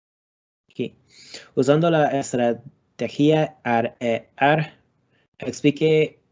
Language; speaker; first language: Spanish; non-native, learner; English